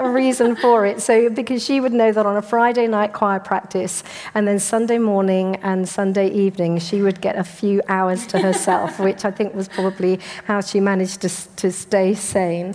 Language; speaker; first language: English; native; English